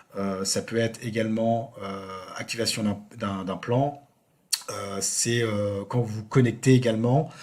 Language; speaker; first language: French; native; French